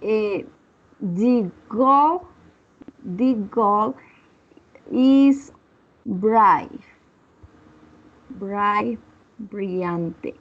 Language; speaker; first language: English; non-native, learner; Spanish